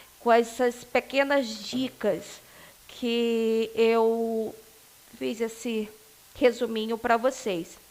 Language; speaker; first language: Portuguese; native; Portuguese